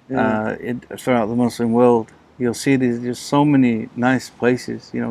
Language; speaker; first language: English; native; English